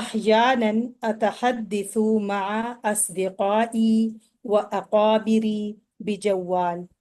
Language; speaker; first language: Arabic; non-native, learner; Urdu